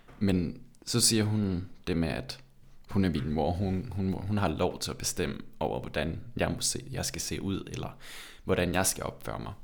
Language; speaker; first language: Danish; early bilingual, other home language; Turkish